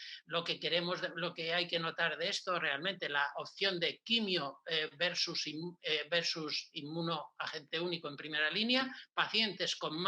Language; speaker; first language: Spanish; native; Spanish